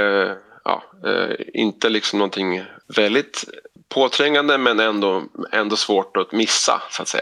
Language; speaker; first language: Swedish; native; Swedish